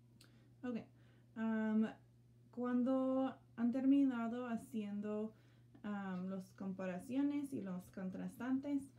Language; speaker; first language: Spanish; non-native, learner; English